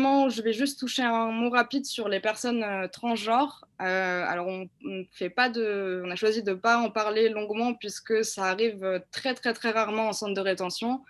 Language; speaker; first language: French; native; French